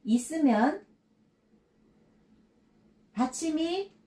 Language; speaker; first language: Korean; native; Korean